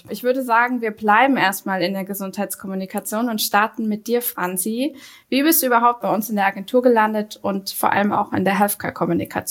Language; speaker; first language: German; native; German